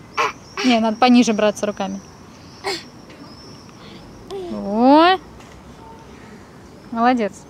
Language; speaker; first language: Russian; native; Russian